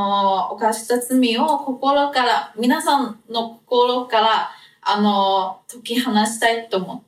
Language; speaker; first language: Japanese; non-native, fluent; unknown